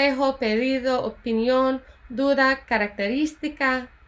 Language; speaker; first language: Spanish; non-native, fluent; English